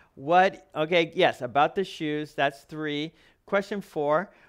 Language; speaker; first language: English; native; English